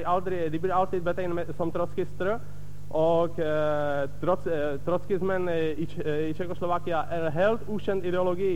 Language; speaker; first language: Norwegian; non-native, fluent; Czech